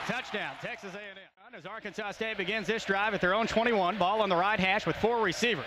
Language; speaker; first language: English; native; English